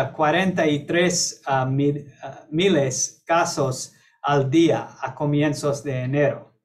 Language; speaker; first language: Spanish; non-native, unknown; English